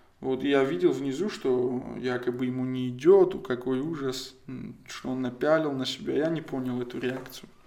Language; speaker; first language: Russian; non-native, local second language; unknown